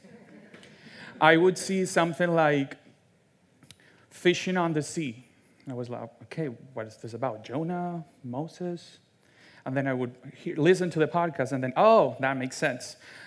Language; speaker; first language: English; non-native, fluent; Spanish